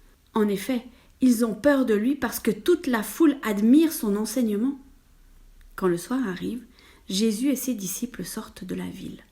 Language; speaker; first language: French; native; French